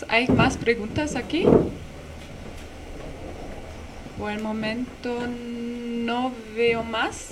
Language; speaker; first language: Spanish; non-native, fluent; German